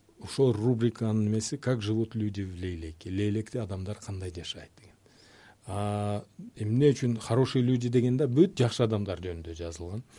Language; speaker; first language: Kyrgyz; non-native, local second language; Uzbek